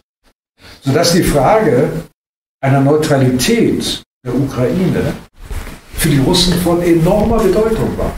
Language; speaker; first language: German; native; German